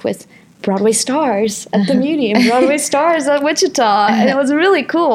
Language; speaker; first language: English; non-native, fluent; Japanese